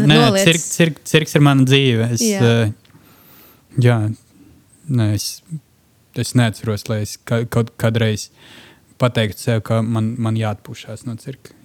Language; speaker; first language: Latvian; non-native, local second language; Russian